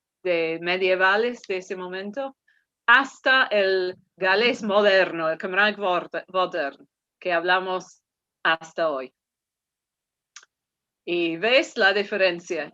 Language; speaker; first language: Spanish; non-native, fluent; English